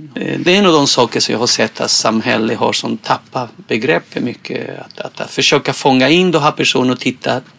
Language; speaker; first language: Swedish; non-native, fluent; Spanish